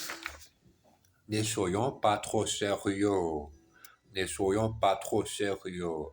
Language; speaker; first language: French; non-native, learner; German